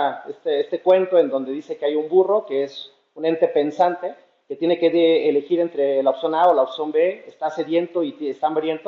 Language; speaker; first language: Spanish; native; Spanish